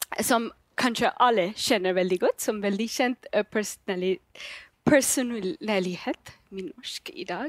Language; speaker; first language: Norwegian; non-native, learner; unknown